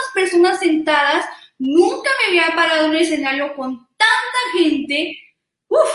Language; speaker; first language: Spanish; early bilingual, heritage; Spanish